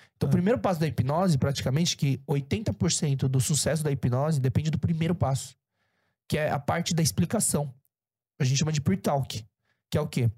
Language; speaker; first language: Portuguese; early bilingual, other home language; Korean